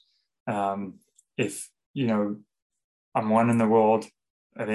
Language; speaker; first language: English; native; English